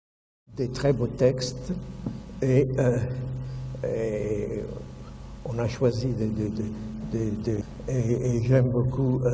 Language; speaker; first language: French; non-native, fluent; Italian